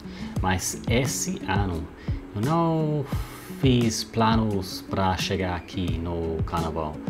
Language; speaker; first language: Portuguese; non-native, learner; English